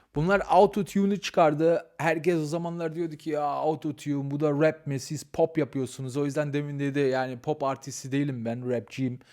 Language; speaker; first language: Turkish; early bilingual, heritage; Turkish